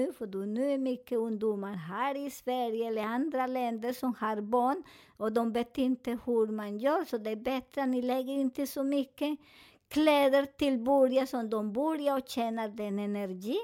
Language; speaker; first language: Swedish; non-native, learner; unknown